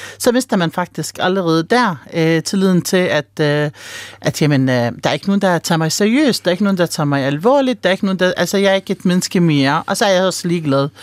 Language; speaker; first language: Danish; early bilingual, other home language; Arabic